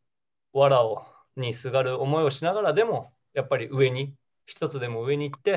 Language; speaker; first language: Japanese; native; Japanese